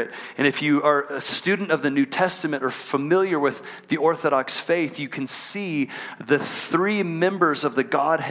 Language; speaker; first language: English; native; English